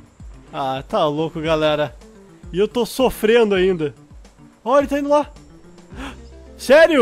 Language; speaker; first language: Portuguese; native; Portuguese